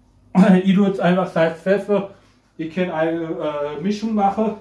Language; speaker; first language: German; non-native, fluent; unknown